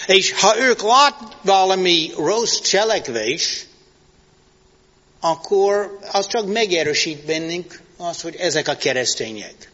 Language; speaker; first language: Hungarian; non-native, fluent; English